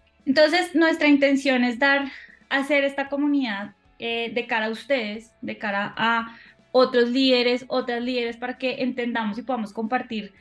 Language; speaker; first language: Spanish; native; Spanish